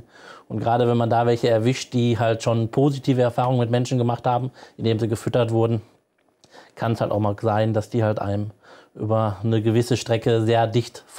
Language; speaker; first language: German; native; German